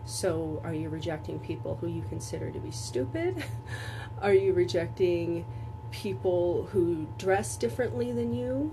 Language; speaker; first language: English; native; English